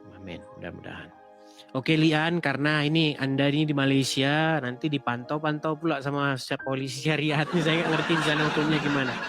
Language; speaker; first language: Indonesian; native; Indonesian